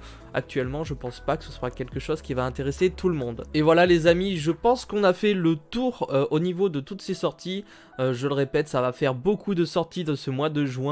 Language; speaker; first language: French; native; French